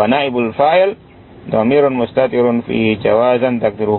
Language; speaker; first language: Arabic; non-native, fluent; Indonesian